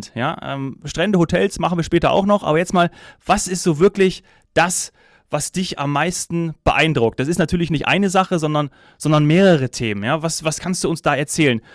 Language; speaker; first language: German; native; German